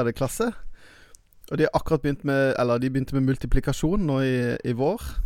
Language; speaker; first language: Norwegian; native; Norwegian